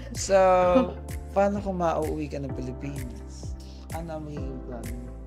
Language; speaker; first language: Filipino; native; Filipino